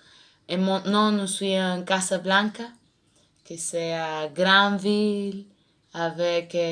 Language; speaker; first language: French; non-native, learner; Spanish